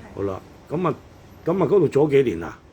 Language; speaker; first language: Cantonese; native; Cantonese